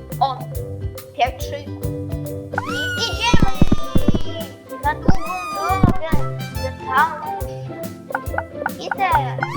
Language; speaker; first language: Polish; non-native, learner; Ukrainian